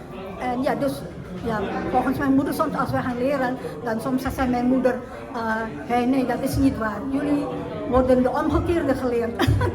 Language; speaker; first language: Dutch; early bilingual, heritage; Indonesian